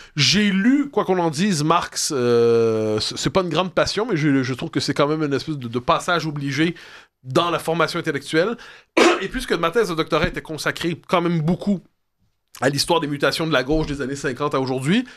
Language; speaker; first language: French; native; French